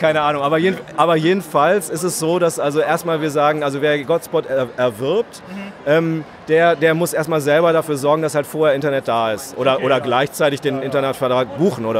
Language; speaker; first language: German; native; German